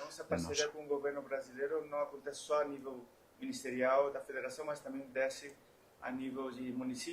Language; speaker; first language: Portuguese; non-native, fluent; Spanish